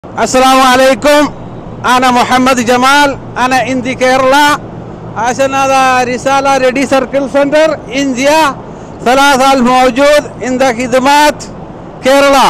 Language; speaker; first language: Arabic; non-native, learner; Malayalam